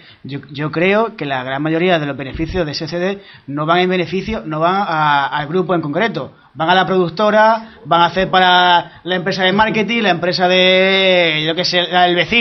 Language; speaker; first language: Spanish; native; Spanish